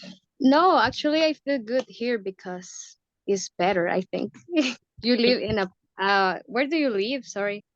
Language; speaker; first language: English; non-native, learner; Spanish